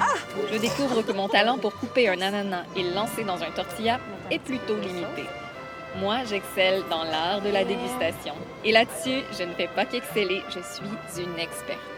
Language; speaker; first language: French; native; French